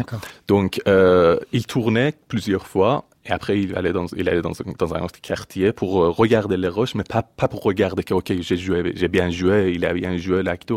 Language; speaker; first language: French; non-native, fluent; Persian